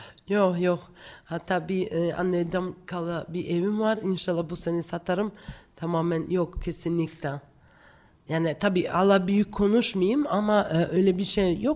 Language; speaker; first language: Turkish; non-native, fluent; Georgian